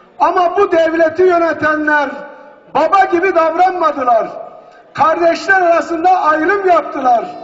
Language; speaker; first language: Turkish; native; Turkish